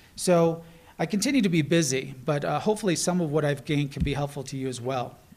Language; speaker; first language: English; native; English